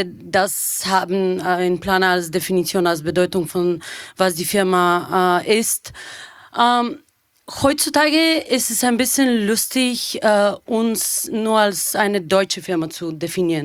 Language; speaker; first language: German; non-native, fluent; Bulgarian